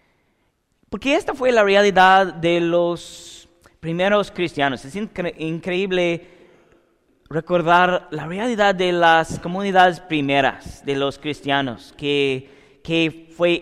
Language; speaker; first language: Spanish; non-native, learner; English